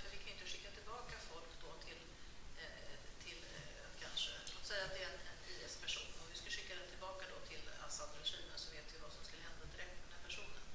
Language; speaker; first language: Swedish; native; Swedish